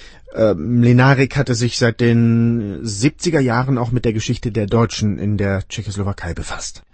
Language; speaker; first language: German; native; German